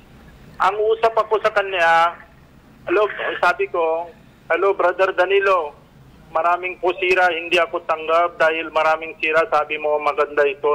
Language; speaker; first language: Filipino; non-native, learner; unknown